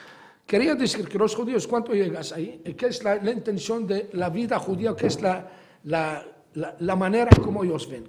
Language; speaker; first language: Spanish; non-native, fluent; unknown